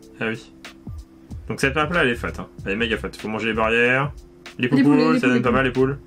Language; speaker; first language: French; native; French